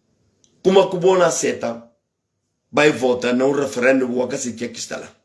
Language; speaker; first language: Portuguese; non-native, local second language; Upper Guinea Crioulo